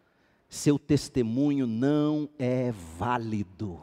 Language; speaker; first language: Portuguese; native; Portuguese